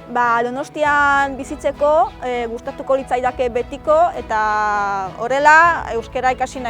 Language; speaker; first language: Basque; non-native, learner; Romanian